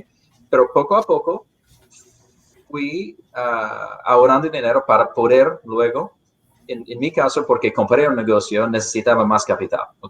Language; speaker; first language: Spanish; non-native, fluent; English